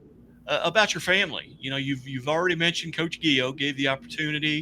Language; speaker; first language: English; native; English